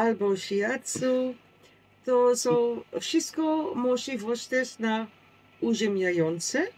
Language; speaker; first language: Polish; non-native, learner; Dutch